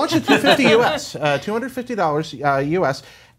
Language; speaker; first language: English; native; English